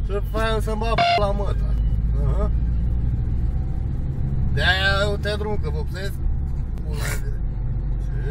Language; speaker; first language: Romanian; native; Romanian